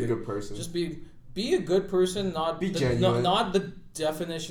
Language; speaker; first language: English; non-native, local second language; Marathi